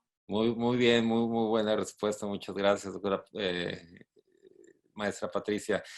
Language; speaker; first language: Spanish; native; Spanish